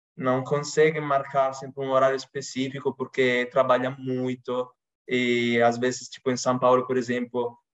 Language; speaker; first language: Portuguese; non-native, fluent; Italian